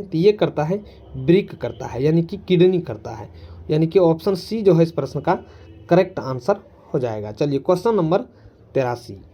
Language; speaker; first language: Hindi; native; Hindi